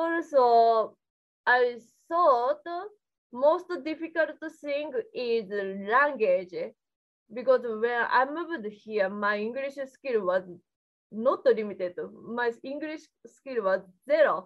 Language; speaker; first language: English; non-native, learner; Japanese